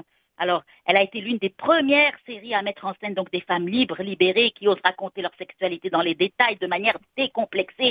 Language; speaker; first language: French; native; French